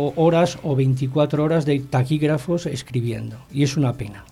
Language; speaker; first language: Spanish; native; Spanish